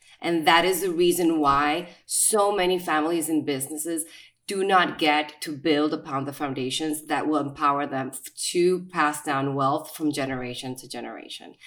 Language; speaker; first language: English; non-native, fluent; Spanish